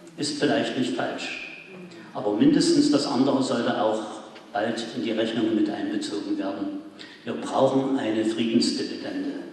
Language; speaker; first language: German; native; German